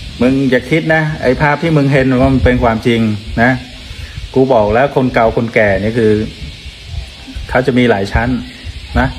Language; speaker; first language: Thai; non-native, fluent; Khmer